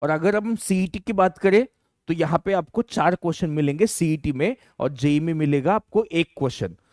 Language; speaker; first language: Hindi; non-native, local second language; Marathi